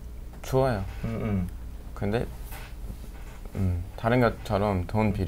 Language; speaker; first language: Korean; non-native, fluent; English